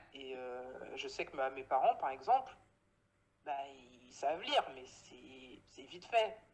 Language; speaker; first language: French; native; French